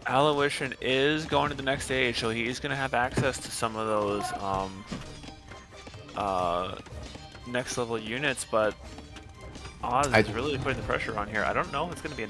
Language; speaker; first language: English; native; English